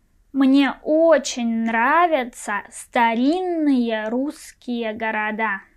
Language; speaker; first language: Russian; non-native, fluent; Persian